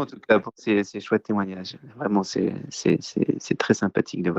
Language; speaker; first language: French; native; French